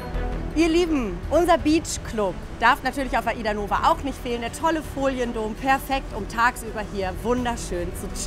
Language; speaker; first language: German; native; German